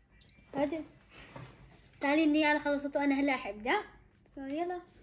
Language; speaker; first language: Arabic; native; Arabic